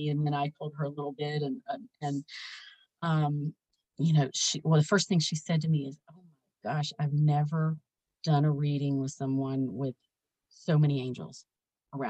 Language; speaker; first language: English; native; English